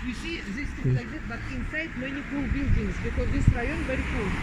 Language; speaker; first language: English; non-native, learner; Russian